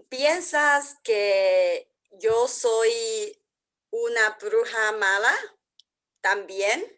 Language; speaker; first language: Spanish; non-native, learner; English